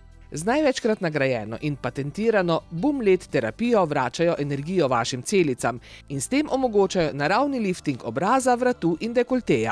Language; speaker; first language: Slovenian; native; Slovenian